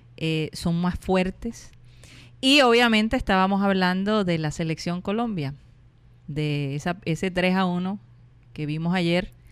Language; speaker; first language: Spanish; native; Spanish